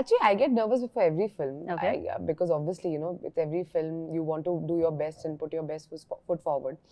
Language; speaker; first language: Telugu; non-native, learner; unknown